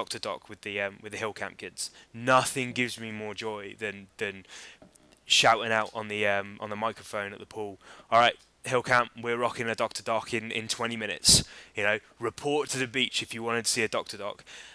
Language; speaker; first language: English; native; English